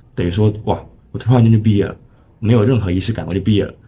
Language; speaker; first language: Chinese; non-native, local second language; Cantonese